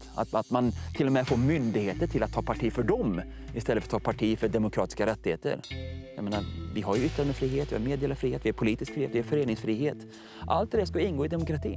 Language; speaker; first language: Swedish; native; Swedish